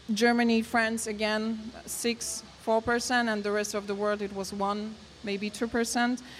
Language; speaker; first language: English; non-native, learner; Polish